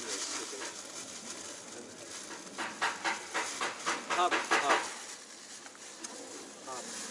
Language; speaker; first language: Japanese; native; Japanese